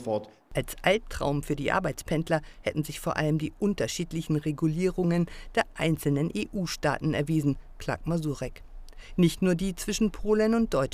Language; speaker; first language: German; native; German